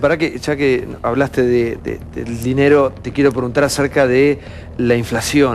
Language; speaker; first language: Spanish; native; Spanish